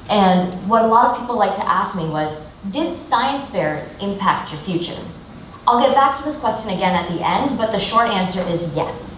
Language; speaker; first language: English; native; English